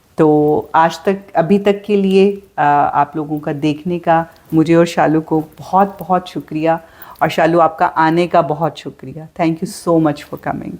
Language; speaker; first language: Urdu; native; Urdu